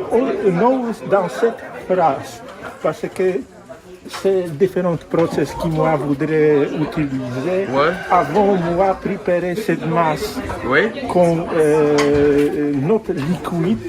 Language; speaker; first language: French; non-native, learner; Polish